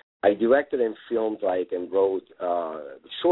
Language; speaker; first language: English; non-native, fluent; Italian